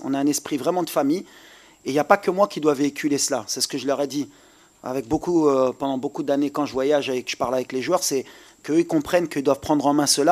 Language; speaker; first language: French; native; French